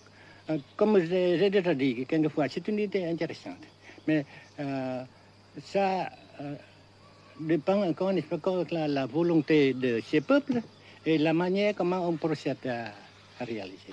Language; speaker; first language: French; non-native, fluent; Vietnamese